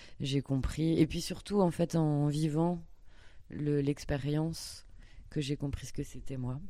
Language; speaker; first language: French; native; French